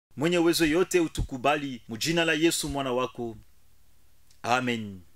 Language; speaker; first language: Swahili; native; Swahili